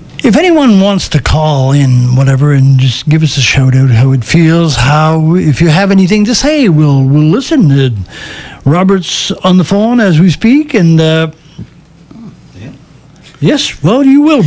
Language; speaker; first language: English; early bilingual, other home language; French